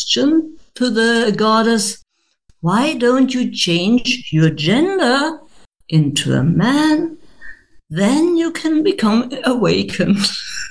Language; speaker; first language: English; non-native, fluent; German